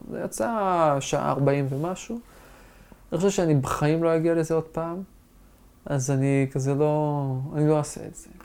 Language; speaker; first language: Hebrew; non-native, local second language; Arabic